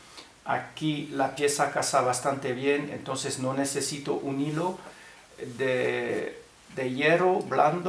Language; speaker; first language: Spanish; non-native, fluent; French